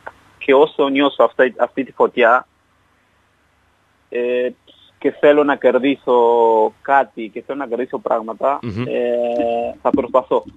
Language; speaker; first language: Greek; non-native, fluent; Spanish